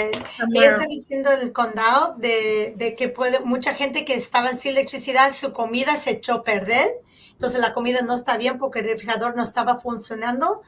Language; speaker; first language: Spanish; early bilingual, heritage; Spanish